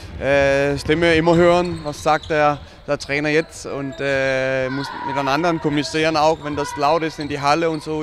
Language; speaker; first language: German; non-native, fluent; Danish